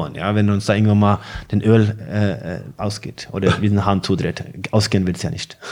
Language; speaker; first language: German; non-native, fluent; Norwegian